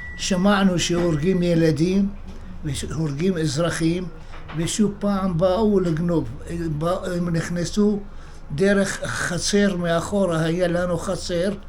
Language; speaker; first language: Hebrew; early bilingual, other home language; Arabic